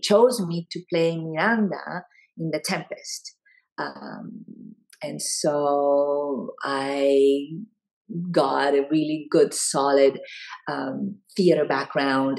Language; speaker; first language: English; non-native, fluent; Italian